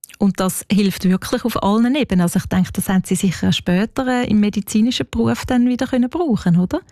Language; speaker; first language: German; native; German